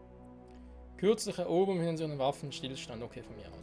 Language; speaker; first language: German; native; German